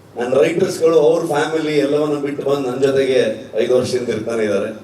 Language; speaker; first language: Kannada; native; Kannada